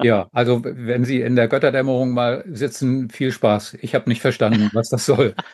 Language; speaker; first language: German; native; German